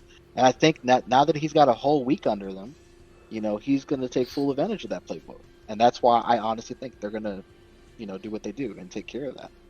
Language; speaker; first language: English; native; English